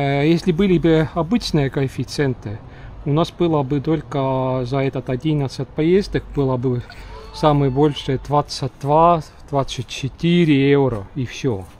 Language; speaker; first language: Russian; non-native, local second language; Estonian